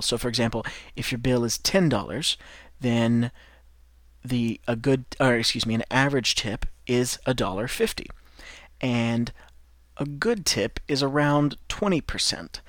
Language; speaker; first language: English; native; English